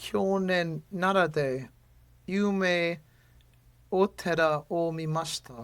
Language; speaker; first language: Japanese; non-native, learner; English